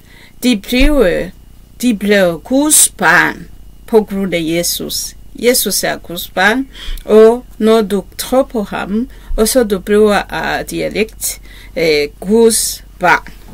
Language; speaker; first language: Danish; non-native, learner; Kinyarwanda